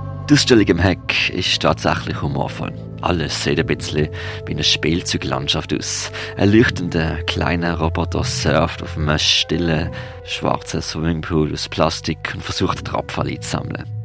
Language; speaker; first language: German; native; German